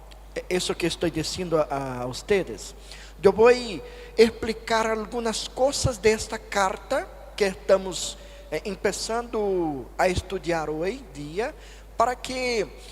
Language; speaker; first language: Spanish; non-native, fluent; Portuguese